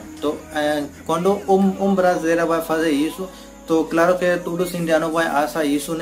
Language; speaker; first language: Portuguese; non-native, learner; Hindi